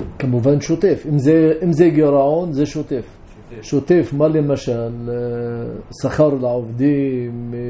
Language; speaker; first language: Hebrew; non-native, local second language; Arabic